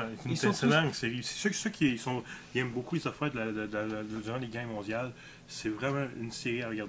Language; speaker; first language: French; native; French